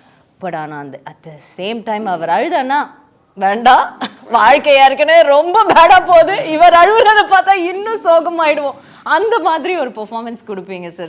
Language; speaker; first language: Tamil; native; Tamil